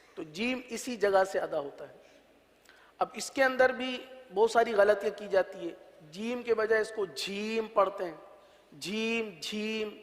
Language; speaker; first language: Urdu; native; Urdu